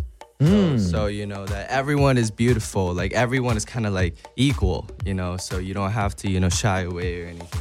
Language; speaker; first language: English; non-native, local second language; Cantonese